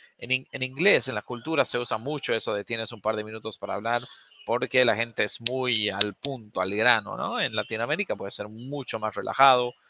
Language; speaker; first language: Spanish; native; Spanish